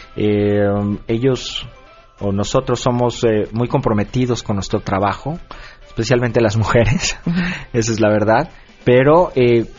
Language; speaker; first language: Spanish; native; Spanish